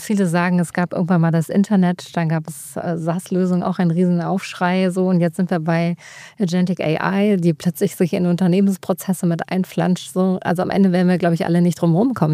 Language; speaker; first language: German; native; German